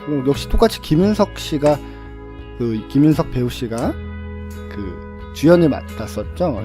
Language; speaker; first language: Korean; native; Korean